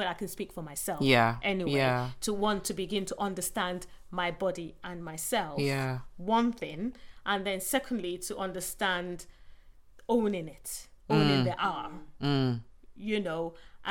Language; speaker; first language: English; non-native, local second language; Yoruba